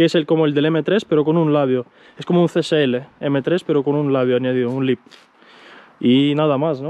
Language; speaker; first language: Spanish; native; Spanish